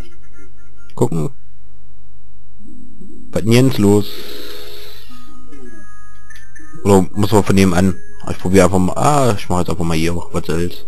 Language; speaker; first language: German; native; German